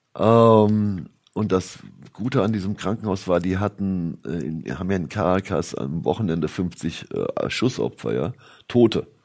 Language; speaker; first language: German; native; German